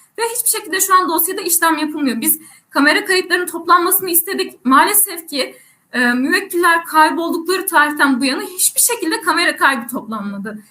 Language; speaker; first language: Turkish; native; Turkish